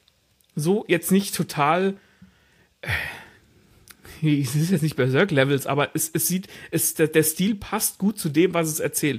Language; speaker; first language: German; native; German